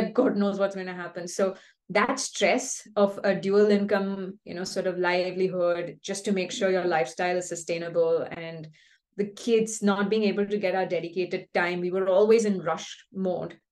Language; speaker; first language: English; non-native, local second language; Kannada